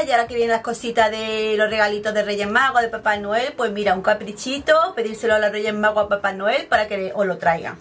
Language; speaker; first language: Spanish; native; Spanish